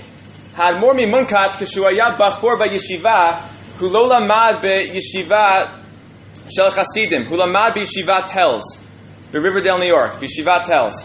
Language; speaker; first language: Hebrew; non-native, fluent; English